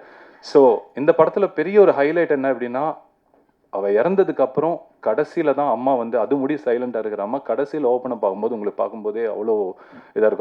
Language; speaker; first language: Tamil; native; Tamil